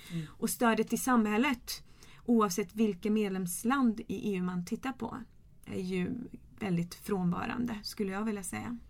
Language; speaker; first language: Swedish; early bilingual, other home language; Kurdish